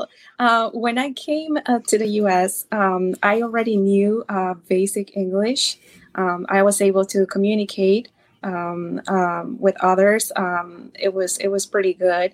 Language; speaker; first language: English; non-native, fluent; Spanish